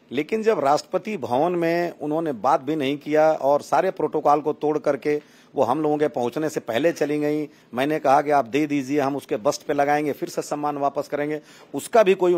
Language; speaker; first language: Hindi; native; Hindi